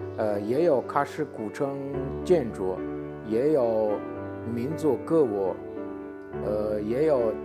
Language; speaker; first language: Chinese; native; Chinese